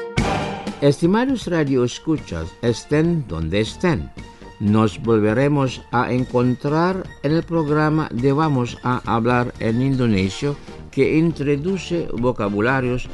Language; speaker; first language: Spanish; non-native, fluent; Indonesian